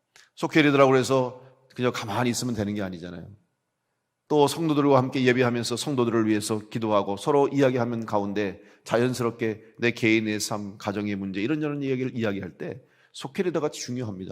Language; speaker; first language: Korean; native; Korean